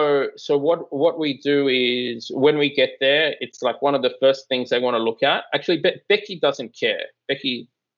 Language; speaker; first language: English; native; English